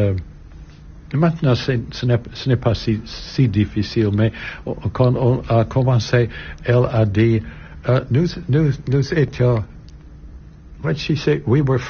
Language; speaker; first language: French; non-native, learner; English